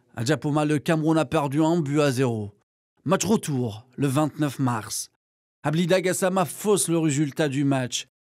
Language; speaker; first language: French; non-native, local second language; Arabic